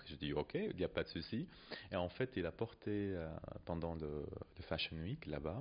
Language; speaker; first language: French; non-native, learner; Arabic